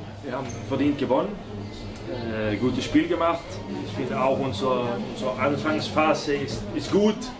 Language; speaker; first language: German; non-native, fluent; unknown